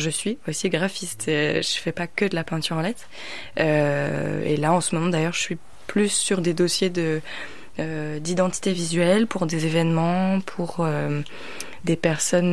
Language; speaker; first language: French; native; French